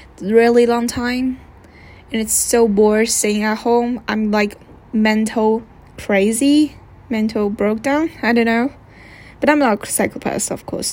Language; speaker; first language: English; non-native, fluent; Chinese